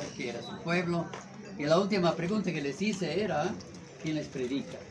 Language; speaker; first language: Spanish; non-native, fluent; English